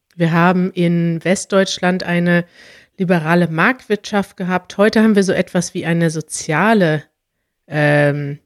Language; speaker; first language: German; native; German